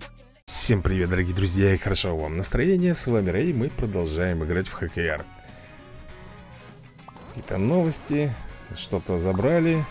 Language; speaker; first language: Russian; native; Russian